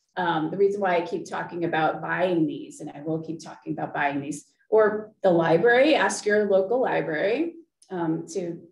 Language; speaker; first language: English; native; English